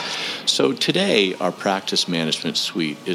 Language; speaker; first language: English; native; English